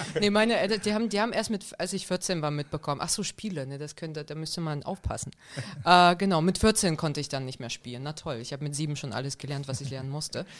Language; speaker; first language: German; non-native, fluent; Russian